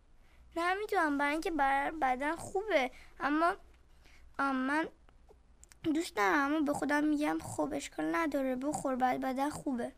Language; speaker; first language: Persian; early bilingual, heritage; Persian